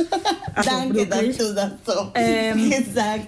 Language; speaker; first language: German; non-native, fluent; Spanish